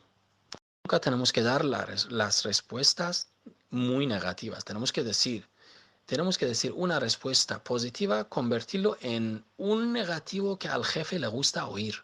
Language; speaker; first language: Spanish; non-native, fluent; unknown